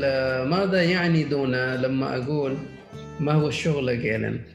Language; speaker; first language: Arabic; non-native, fluent; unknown